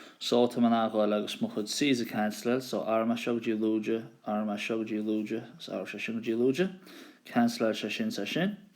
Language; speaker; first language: Irish; native; Irish